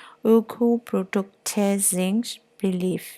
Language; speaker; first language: German; non-native, learner; Burmese